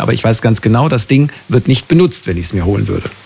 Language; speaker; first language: German; native; German